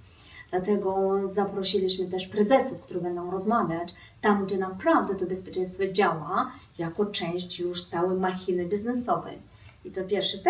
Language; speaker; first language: Polish; non-native, fluent; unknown